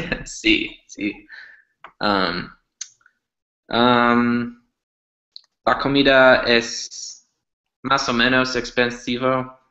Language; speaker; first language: Spanish; non-native, learner; English